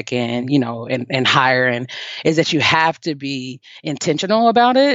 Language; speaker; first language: English; native; English